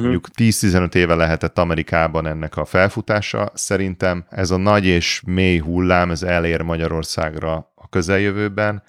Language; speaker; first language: Hungarian; native; Hungarian